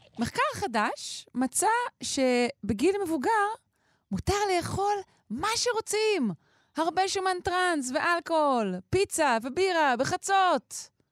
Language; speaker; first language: Hebrew; native; Hebrew